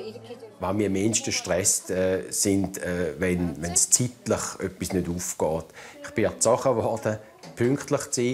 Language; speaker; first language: German; native; German